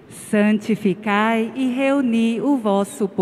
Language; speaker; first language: Portuguese; native; Portuguese